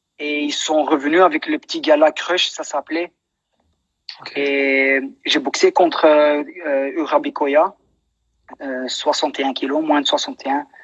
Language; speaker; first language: French; non-native, local second language; Dutch